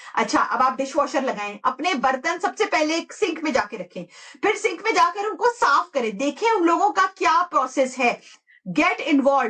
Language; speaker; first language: Urdu; native; Urdu